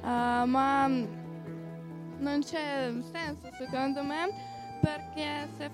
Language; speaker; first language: Italian; non-native, learner; Russian